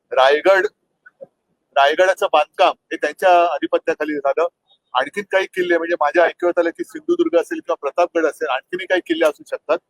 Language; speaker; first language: Marathi; native; Marathi